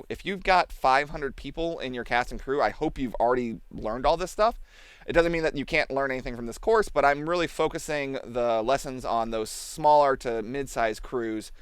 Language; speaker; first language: English; native; English